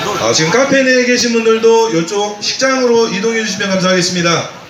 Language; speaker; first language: Korean; native; Korean